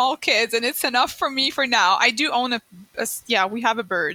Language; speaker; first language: English; non-native, fluent; French